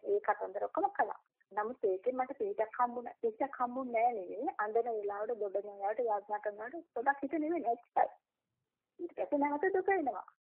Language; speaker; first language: Sinhala; non-native, local second language; Tamil